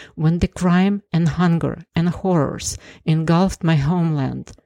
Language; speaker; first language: English; non-native, fluent; Ukrainian